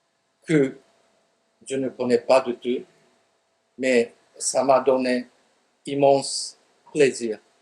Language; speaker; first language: French; non-native, fluent; Japanese